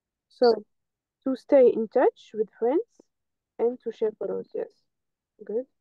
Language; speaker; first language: English; non-native, fluent; French